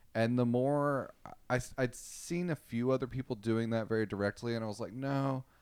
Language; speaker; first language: English; native; English